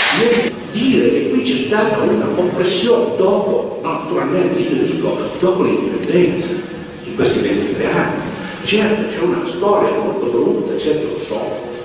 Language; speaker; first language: Italian; native; Italian